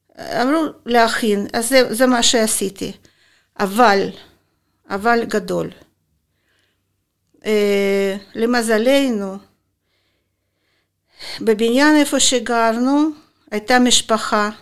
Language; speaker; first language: Hebrew; non-native, fluent; Russian